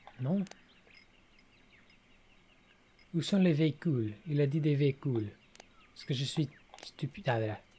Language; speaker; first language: French; non-native, learner; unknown